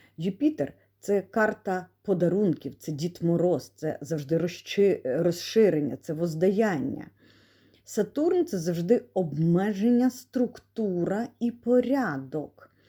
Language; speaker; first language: Ukrainian; non-native, local second language; Russian